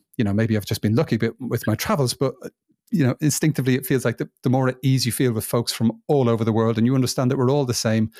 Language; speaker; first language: English; native; English